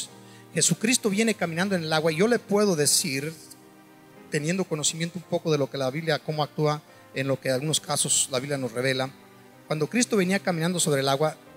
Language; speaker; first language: Spanish; native; Spanish